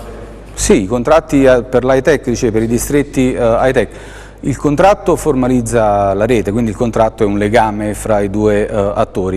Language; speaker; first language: Italian; native; Italian